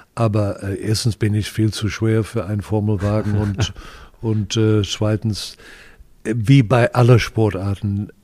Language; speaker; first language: German; non-native, fluent; English